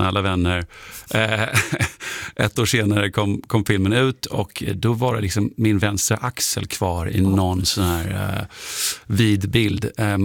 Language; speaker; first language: Swedish; non-native, fluent; German